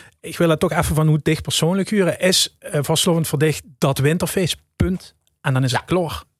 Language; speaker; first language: Dutch; native; Dutch